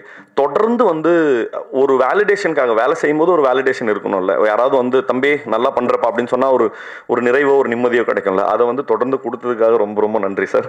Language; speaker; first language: Tamil; native; Tamil